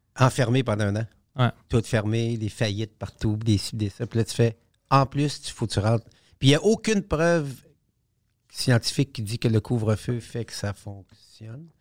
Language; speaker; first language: French; native; French